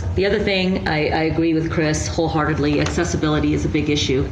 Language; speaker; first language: English; early bilingual, other home language; Spanish